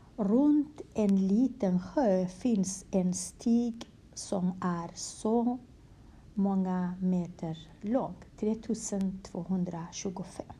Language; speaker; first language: Swedish; non-native, fluent; Kurdish